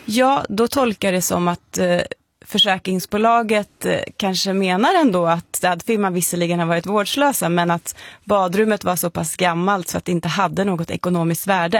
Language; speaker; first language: Swedish; native; Swedish